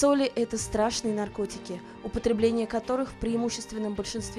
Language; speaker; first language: Russian; native; Russian